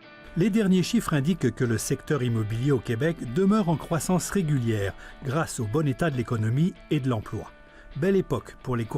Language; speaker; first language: French; native; French